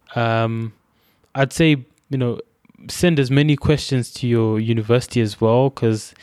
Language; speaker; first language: English; non-native, local second language; Shona